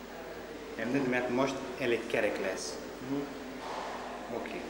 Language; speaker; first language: Hungarian; non-native, learner; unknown